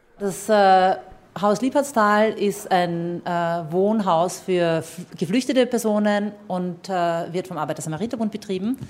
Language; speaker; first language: German; native; German